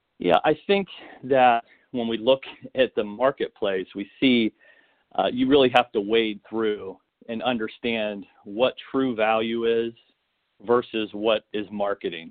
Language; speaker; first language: English; native; English